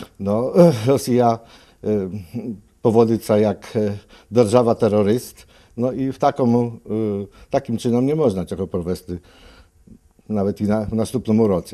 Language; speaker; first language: Polish; non-native, learner; Ukrainian